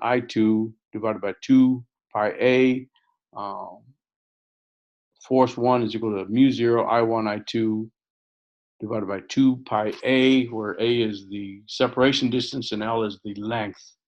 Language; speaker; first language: English; native; English